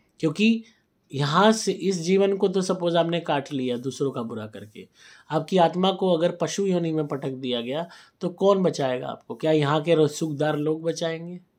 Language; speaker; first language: Hindi; native; Hindi